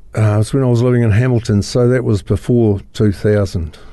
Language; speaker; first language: English; native; English